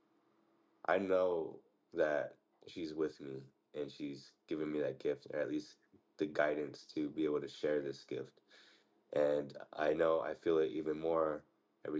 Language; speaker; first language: English; native; English